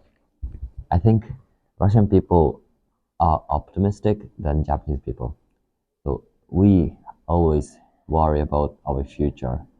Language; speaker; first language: English; non-native, learner; Japanese